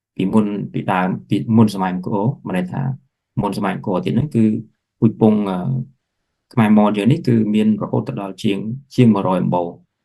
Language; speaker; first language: Khmer; non-native, local second language; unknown